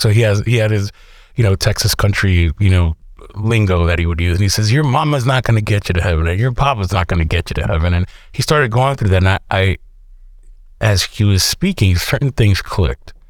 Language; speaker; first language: English; native; English